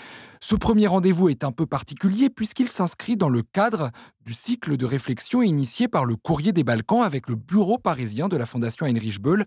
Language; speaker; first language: French; native; French